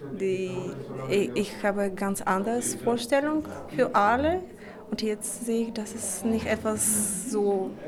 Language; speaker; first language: German; non-native, learner; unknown